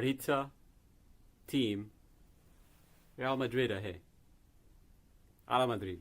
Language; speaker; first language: Marathi; non-native, learner; Spanish